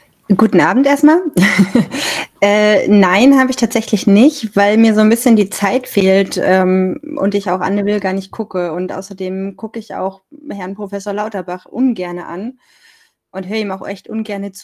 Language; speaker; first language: German; native; German